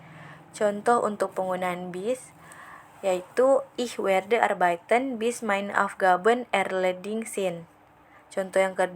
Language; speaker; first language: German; non-native, fluent; Indonesian